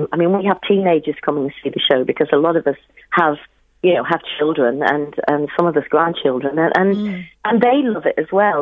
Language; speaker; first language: English; native; English